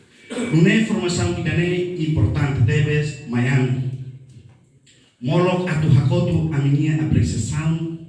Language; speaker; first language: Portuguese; non-native, local second language; Tetum